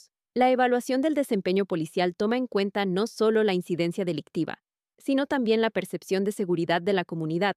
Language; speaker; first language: Spanish; native; Spanish